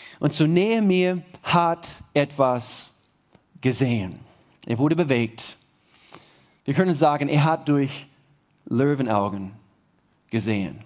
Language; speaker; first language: German; non-native, fluent; English